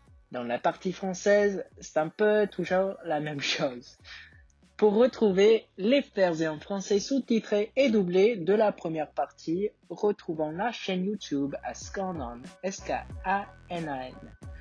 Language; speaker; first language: French; non-native, learner; English